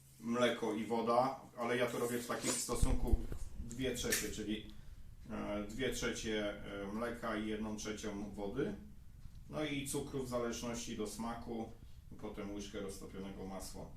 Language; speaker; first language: Polish; native; Polish